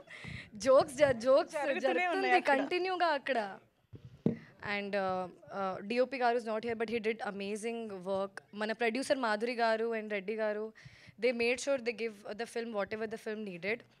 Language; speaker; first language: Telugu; non-native, learner; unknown